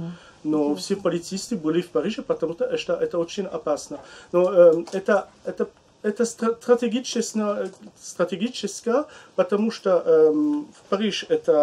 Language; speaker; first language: Russian; non-native, learner; French